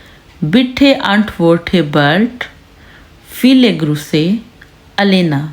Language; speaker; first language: German; non-native, learner; Urdu